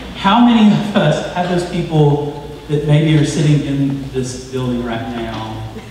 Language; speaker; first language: English; native; English